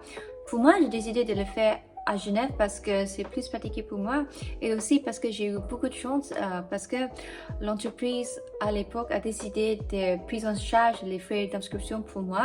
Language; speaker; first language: French; non-native, fluent; English